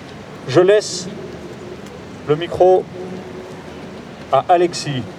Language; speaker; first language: French; native; French